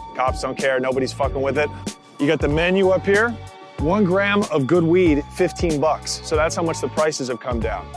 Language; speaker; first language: English; native; English